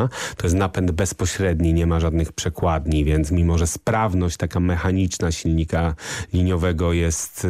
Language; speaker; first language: Polish; native; Polish